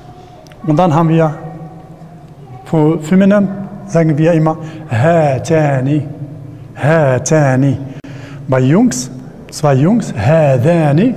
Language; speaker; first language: German; non-native, learner; Arabic